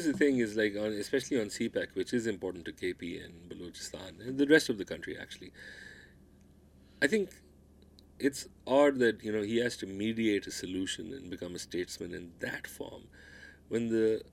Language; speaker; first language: English; non-native, local second language; Pashto